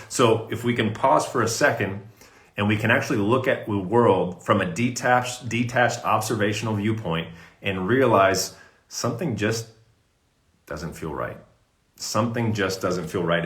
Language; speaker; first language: English; native; English